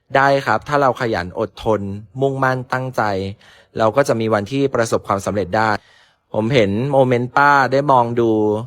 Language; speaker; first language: Thai; native; Thai